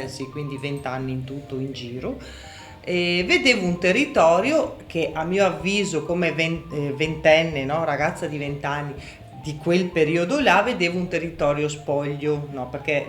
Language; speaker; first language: Italian; native; Italian